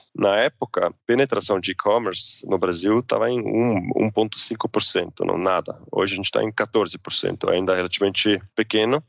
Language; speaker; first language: Portuguese; non-native, fluent; Swiss German